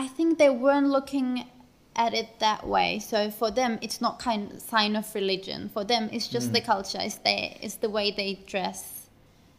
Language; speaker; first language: English; non-native, fluent; Turkish